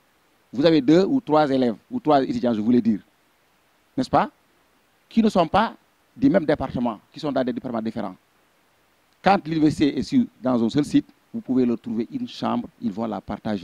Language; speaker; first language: French; non-native, local second language; Fula